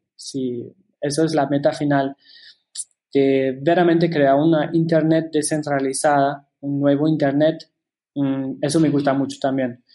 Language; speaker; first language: Spanish; non-native, fluent; German